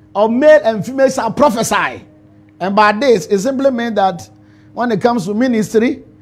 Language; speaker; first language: English; non-native, local second language; Ewe